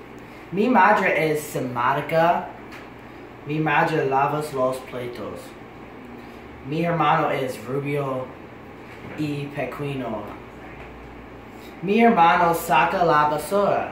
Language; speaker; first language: Spanish; non-native, learner; English